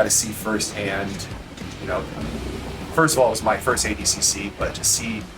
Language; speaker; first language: English; native; English